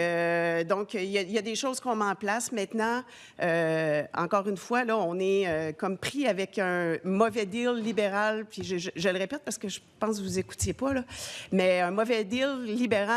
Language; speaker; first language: French; native; French